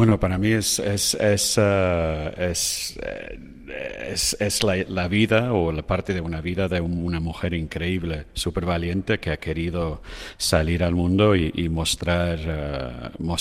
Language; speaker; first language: Spanish; non-native, fluent; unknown